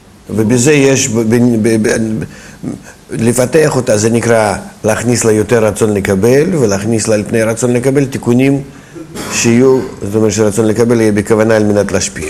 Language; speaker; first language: Hebrew; non-native, fluent; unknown